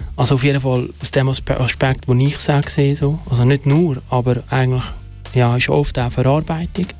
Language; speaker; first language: German; early bilingual, other home language; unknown